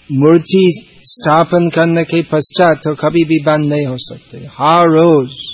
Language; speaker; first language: Hindi; non-native, fluent; English